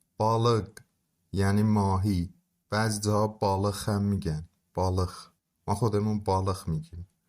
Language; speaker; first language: Persian; non-native, local second language; Azerbaijani